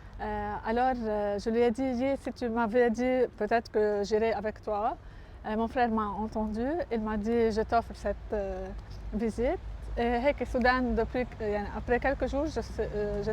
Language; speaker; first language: French; non-native, local second language; Arabic